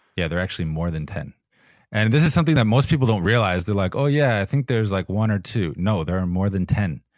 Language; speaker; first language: English; native; English